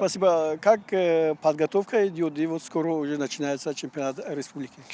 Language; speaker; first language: Russian; non-native, local second language; Tajik